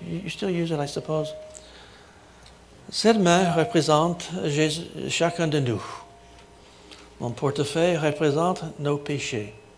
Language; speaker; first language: French; non-native, fluent; English